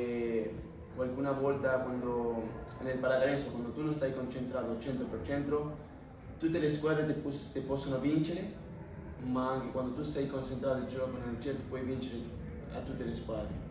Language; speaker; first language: Italian; non-native, fluent; Spanish